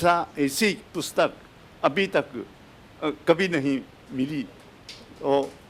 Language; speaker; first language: Hindi; non-native, fluent; Japanese